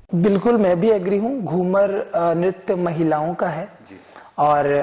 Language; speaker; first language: Hindi; native; Hindi